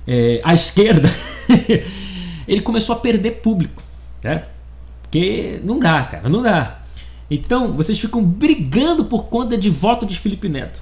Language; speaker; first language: Portuguese; native; Portuguese